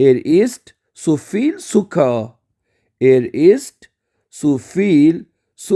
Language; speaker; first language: German; non-native, fluent; Urdu